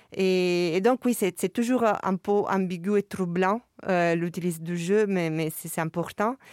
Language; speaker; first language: French; non-native, fluent; Italian